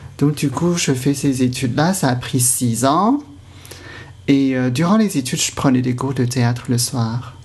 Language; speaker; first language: French; non-native, fluent; Cantonese